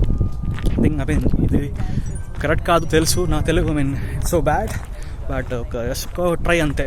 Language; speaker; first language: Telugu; non-native, local second language; Tamil